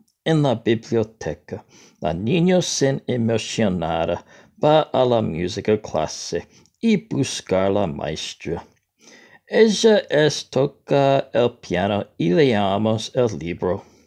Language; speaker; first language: Spanish; non-native, learner; English